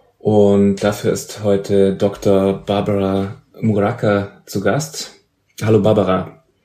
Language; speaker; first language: German; native; German